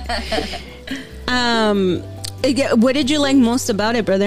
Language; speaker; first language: English; early bilingual, other home language; Spanish